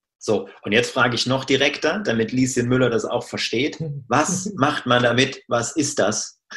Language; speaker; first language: German; native; German